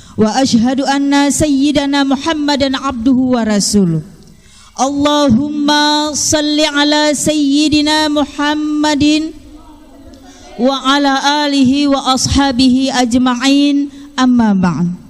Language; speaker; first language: Indonesian; non-native, local second language; Banjar